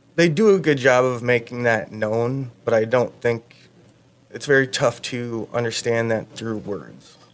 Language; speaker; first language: English; native; English